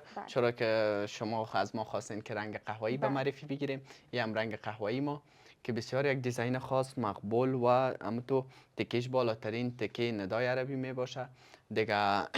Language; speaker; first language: Persian; native; Persian